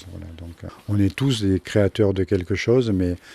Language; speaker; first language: French; native; French